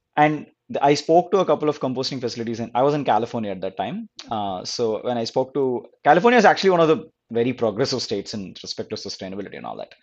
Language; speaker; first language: English; non-native, local second language; Telugu